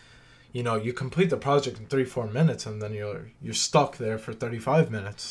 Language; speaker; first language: English; native; English